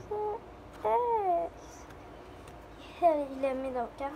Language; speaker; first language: French; native; French